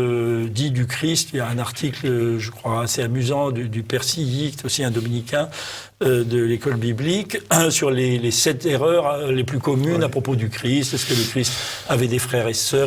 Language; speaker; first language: French; native; French